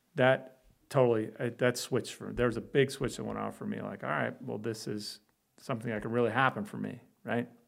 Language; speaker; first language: English; native; English